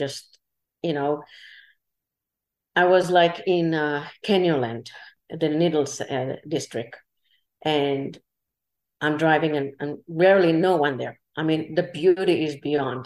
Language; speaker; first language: English; non-native, fluent; Hebrew